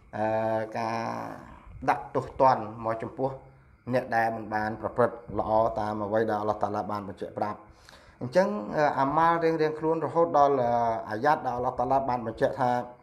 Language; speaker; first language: Khmer; non-native, local second language; Eastern Cham